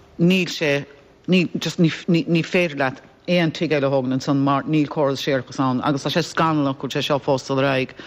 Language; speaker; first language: Irish; native; Irish